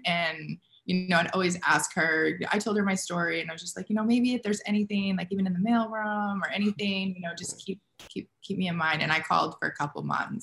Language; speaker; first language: English; native; English